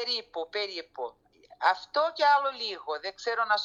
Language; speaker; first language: Greek; early bilingual, heritage; Greek